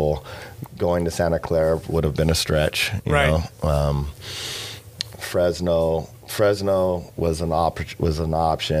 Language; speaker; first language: English; native; English